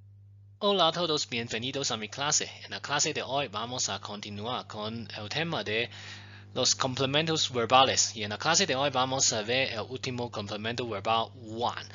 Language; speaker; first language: Spanish; non-native, fluent; Chinese